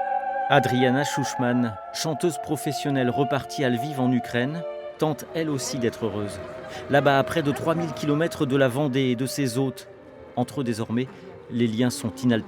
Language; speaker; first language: French; native; French